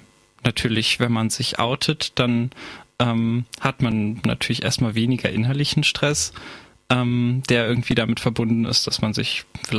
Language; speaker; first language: German; native; German